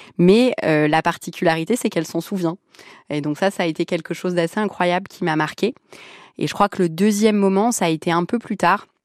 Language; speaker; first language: French; early bilingual, other home language; Arabic